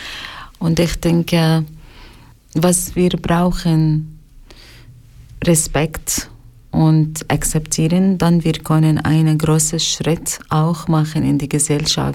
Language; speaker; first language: German; non-native, learner; Arabic